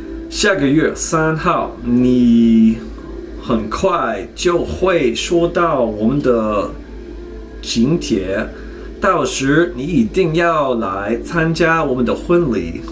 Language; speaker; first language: Chinese; non-native, learner; English